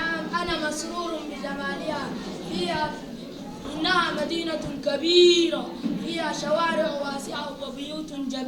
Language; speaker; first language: Arabic; non-native, learner; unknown